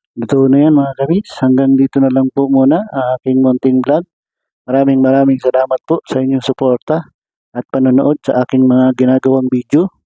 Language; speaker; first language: Filipino; non-native, local second language; Bikol